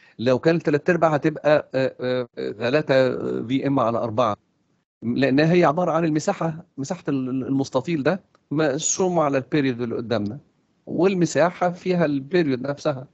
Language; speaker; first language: Arabic; native; Arabic